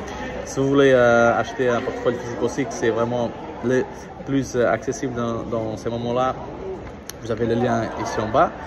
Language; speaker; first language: French; non-native, learner; Portuguese